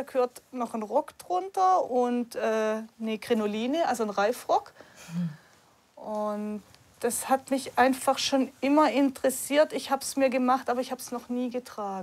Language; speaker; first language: German; native; German